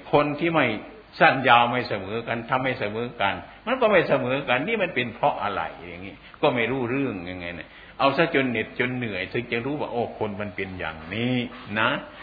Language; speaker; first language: Thai; non-native, local second language; Northeastern Thai